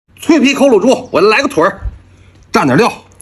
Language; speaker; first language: Chinese; native; Chinese